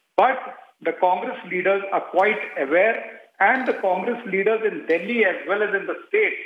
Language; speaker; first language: English; non-native, local second language; Hindi